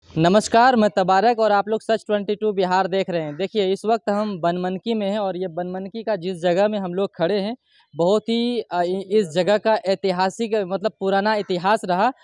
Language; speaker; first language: Hindi; native; Hindi